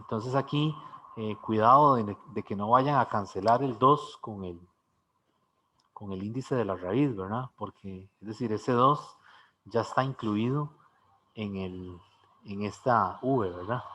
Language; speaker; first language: Spanish; native; Spanish